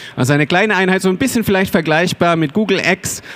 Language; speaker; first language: German; native; German